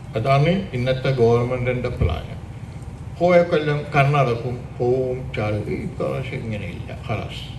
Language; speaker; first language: Malayalam; early bilingual, heritage; Malayalam